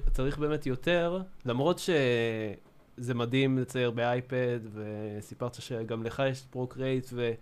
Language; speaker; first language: Hebrew; native; Hebrew